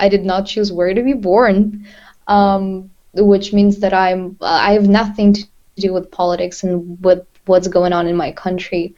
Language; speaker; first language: English; non-native, fluent; Russian